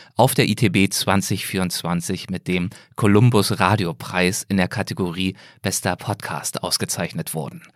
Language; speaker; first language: German; native; German